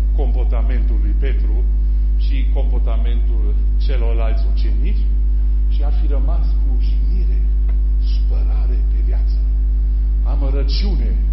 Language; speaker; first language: Romanian; non-native, fluent; German